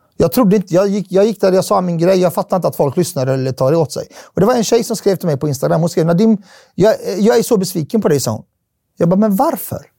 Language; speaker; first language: Swedish; early bilingual, other home language; Arabic